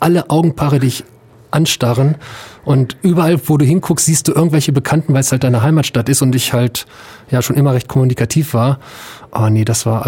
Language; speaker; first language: German; native; German